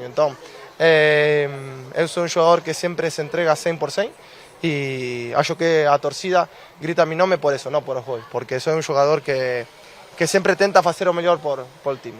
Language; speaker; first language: Portuguese; non-native, fluent; Spanish